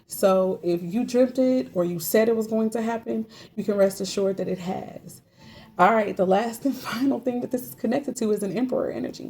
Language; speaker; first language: English; native; English